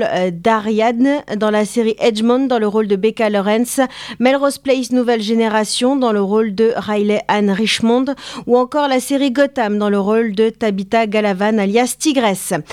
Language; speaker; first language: French; native; French